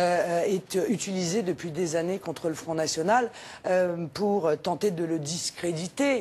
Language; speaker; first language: French; native; French